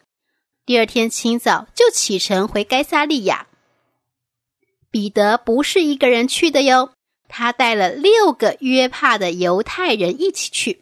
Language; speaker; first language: Chinese; native; Chinese